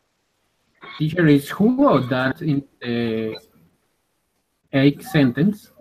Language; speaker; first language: English; non-native, learner; Spanish